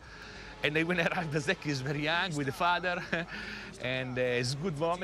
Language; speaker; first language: English; non-native, learner; Italian